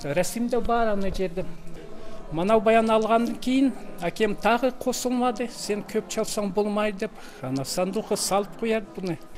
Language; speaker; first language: Kazakh; non-native, local second language; Russian